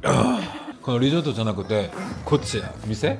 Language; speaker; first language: Japanese; non-native, learner; Korean